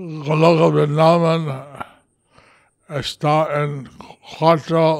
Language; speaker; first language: Spanish; non-native, learner; English